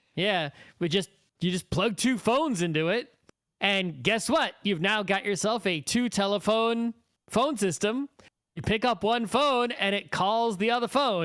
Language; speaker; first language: English; native; English